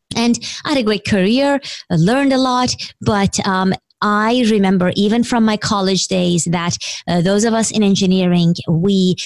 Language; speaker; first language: English; non-native, fluent; Persian